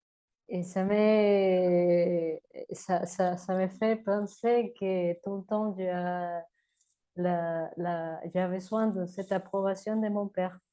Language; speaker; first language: French; non-native, learner; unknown